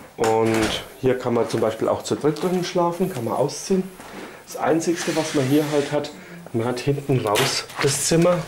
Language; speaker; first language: German; native; German